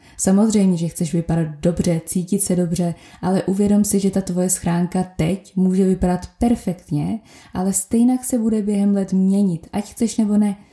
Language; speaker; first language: Czech; native; Czech